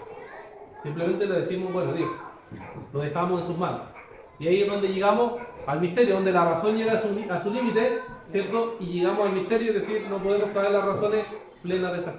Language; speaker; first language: Spanish; native; Spanish